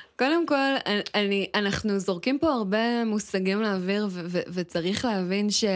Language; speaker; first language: Hebrew; native; Hebrew